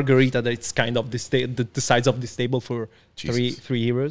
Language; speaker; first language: English; non-native, fluent; Italian